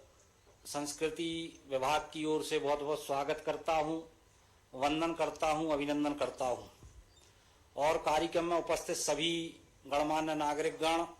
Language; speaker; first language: Hindi; native; Hindi